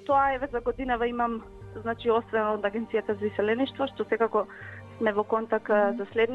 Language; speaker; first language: Macedonian; native; Macedonian